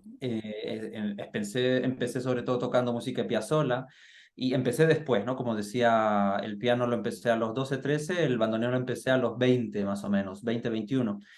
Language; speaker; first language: Spanish; native; Spanish